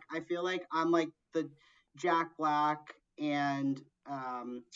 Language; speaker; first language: English; early bilingual, other home language; Portuguese